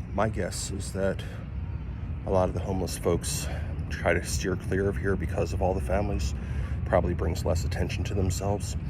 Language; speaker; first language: English; native; English